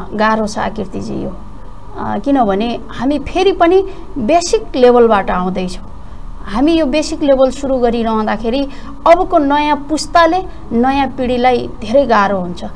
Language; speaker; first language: Nepali; non-native, local second language; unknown